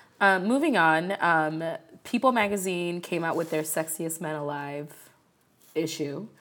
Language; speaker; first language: English; early bilingual, other home language; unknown